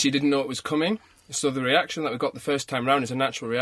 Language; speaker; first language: English; native; English